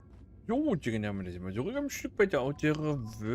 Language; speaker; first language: German; native; German